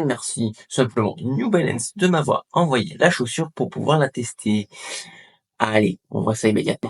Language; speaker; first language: French; native; French